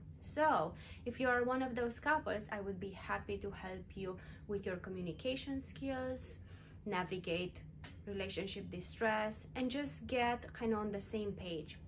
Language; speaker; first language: English; non-native, fluent; Romanian